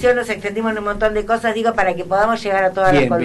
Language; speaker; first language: Spanish; native; Spanish